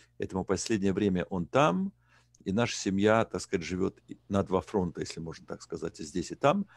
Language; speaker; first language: Russian; native; Russian